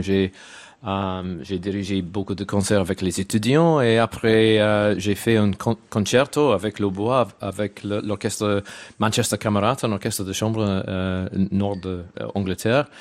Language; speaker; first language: French; non-native, learner; English